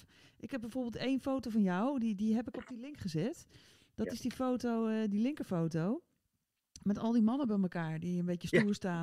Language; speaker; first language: Dutch; native; Dutch